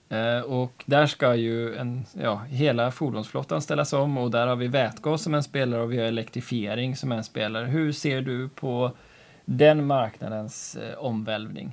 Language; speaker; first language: Swedish; native; Swedish